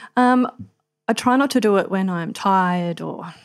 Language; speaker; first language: English; native; English